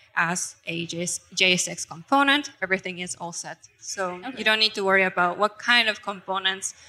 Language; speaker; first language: English; non-native, fluent; Japanese